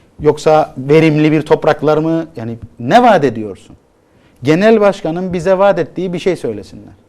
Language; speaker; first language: Turkish; native; Turkish